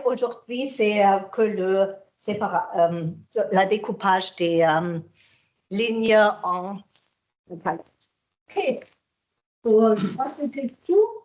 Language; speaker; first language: French; non-native, fluent; German